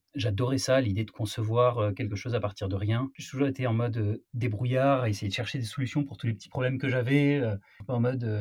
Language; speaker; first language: French; native; French